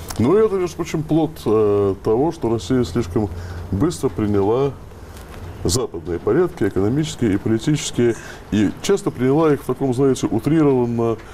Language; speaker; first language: Russian; native; Russian